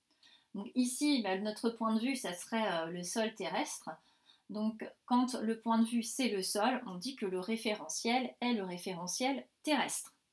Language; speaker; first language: French; native; French